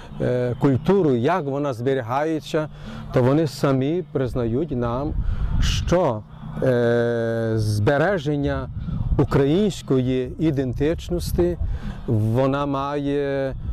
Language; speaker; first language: Ukrainian; early bilingual, heritage; Ukrainian